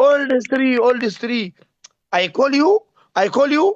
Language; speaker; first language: English; non-native, learner; Oromo